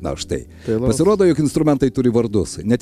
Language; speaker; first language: Lithuanian; native; Lithuanian